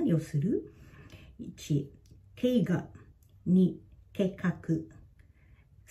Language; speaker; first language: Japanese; non-native, fluent; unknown